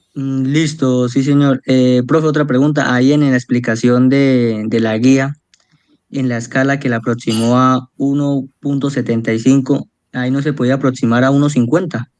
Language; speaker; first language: Spanish; native; Spanish